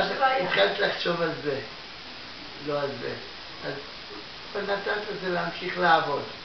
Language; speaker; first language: Hebrew; non-native, fluent; Russian